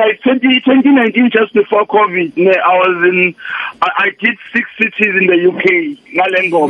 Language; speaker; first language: English; non-native, local second language; Zulu